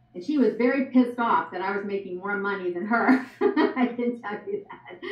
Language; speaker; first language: English; native; English